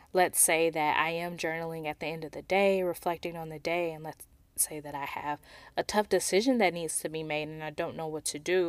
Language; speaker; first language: English; native; English